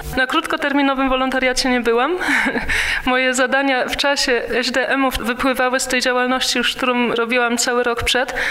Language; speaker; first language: Polish; early bilingual, heritage; Polish